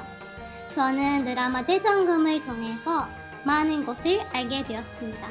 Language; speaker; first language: Korean; non-native, fluent; Arabic